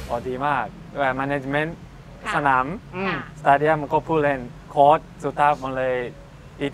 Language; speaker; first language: Thai; non-native, learner; Japanese